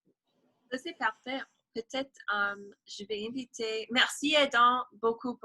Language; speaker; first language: French; non-native, learner; English